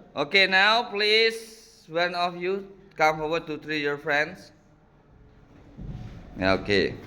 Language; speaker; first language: English; non-native, fluent; Indonesian